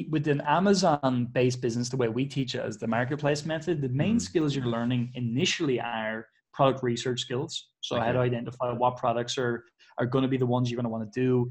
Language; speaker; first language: English; native; English